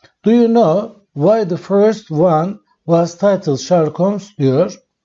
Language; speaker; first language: English; non-native, fluent; Turkish